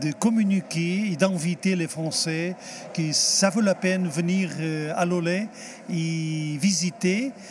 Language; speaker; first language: French; non-native, fluent; Portuguese